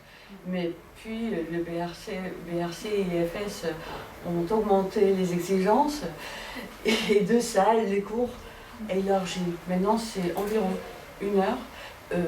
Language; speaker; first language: French; non-native, fluent; Dutch